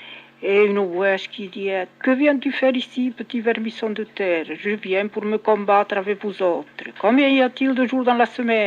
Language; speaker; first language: French; non-native, local second language; Occitan